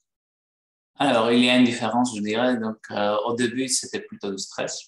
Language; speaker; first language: French; non-native, fluent; Greek